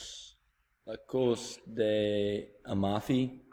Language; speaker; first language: Spanish; non-native, learner; English